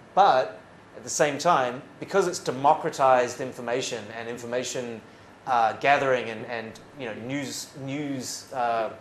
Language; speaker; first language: English; native; English